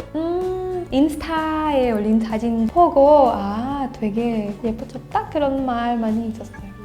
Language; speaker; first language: Korean; non-native, fluent; Spanish